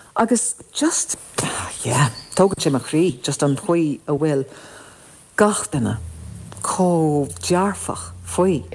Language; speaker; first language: Irish; non-native, local second language; English